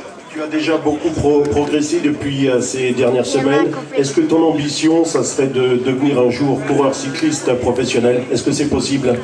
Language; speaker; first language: French; native; French